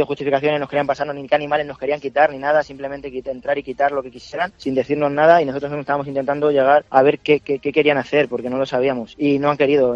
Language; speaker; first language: Spanish; native; Spanish